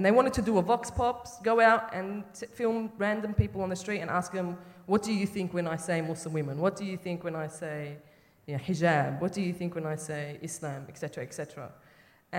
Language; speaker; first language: English; native; English